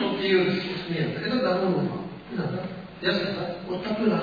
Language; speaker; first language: Russian; non-native, learner; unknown